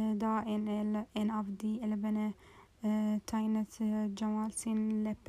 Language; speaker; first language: Swedish; non-native, learner; Norwegian